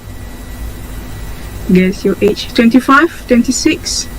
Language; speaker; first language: English; non-native, learner; Malay